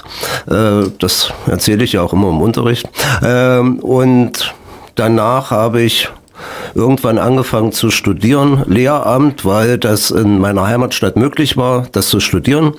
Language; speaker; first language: German; native; German